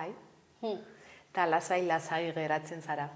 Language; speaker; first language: Basque; non-native, local second language; Spanish